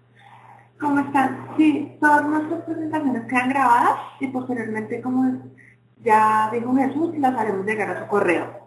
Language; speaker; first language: Spanish; native; Spanish